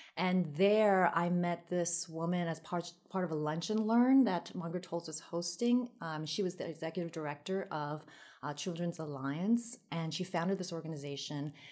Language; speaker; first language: English; early bilingual, other home language; Min Nan Chinese